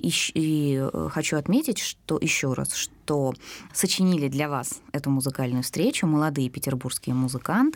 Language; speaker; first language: Russian; native; Russian